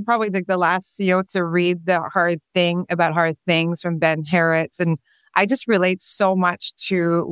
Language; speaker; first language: English; non-native, fluent; French